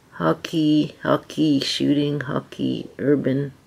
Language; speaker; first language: English; native; English